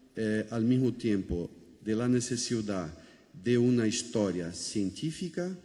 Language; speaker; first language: Spanish; non-native, fluent; Portuguese